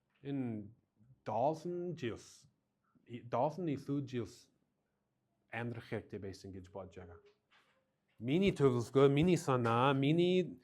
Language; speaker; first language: Mongolian; non-native, learner; English